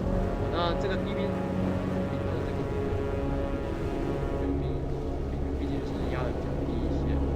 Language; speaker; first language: Chinese; native; Chinese